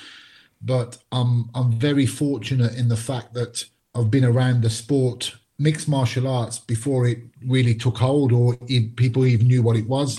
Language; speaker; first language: English; native; English